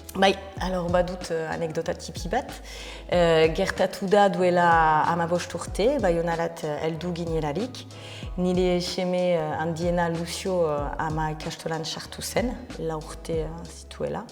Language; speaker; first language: Basque; non-native, fluent; French